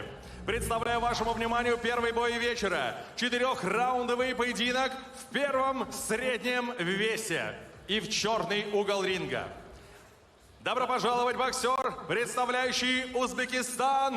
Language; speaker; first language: Russian; native; Russian